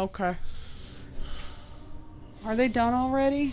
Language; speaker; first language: English; native; English